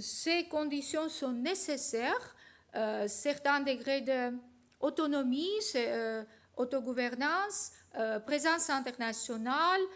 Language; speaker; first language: French; non-native, fluent; Armenian